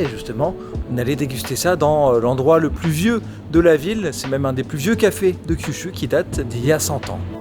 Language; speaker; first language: French; native; French